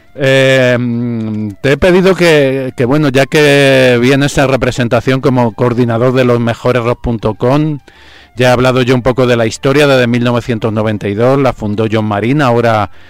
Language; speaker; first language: Spanish; native; Spanish